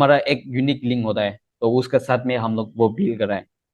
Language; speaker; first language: Hindi; non-native, local second language; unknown